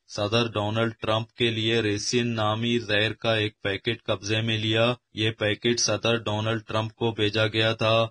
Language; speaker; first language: Urdu; non-native, local second language; Baluchi